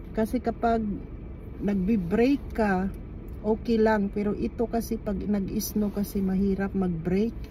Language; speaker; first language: Filipino; non-native, local second language; Cebuano